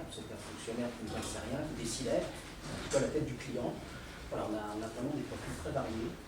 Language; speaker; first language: French; native; French